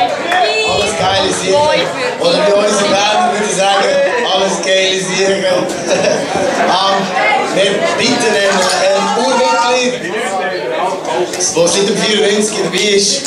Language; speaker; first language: German; non-native, learner; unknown